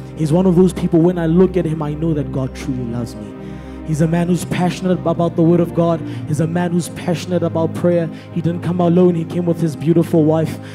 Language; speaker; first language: English; non-native, local second language; Zulu